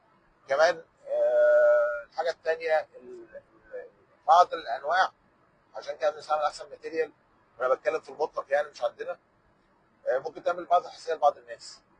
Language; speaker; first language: Arabic; native; Arabic